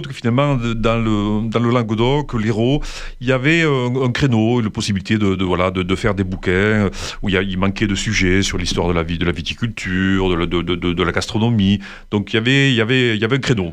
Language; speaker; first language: French; native; French